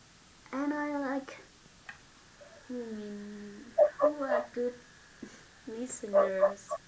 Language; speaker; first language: English; non-native, learner; Vietnamese